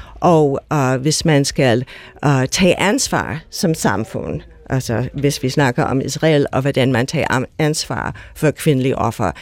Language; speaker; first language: Danish; non-native, fluent; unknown